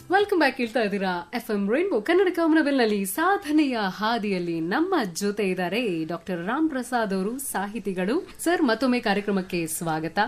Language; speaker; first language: Kannada; native; Kannada